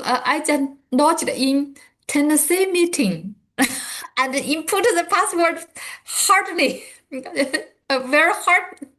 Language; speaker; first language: English; non-native, learner; Chinese